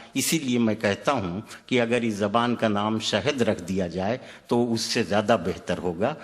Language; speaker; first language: Urdu; native; Urdu